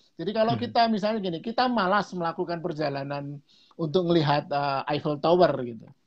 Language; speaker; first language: Indonesian; non-native, local second language; Javanese